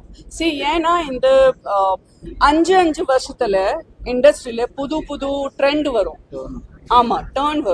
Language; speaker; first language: Tamil; non-native, fluent; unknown